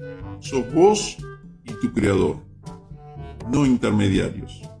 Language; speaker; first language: Spanish; native; Spanish